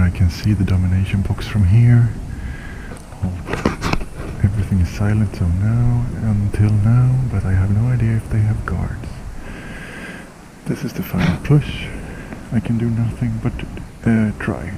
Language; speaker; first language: English; non-native, fluent; Swedish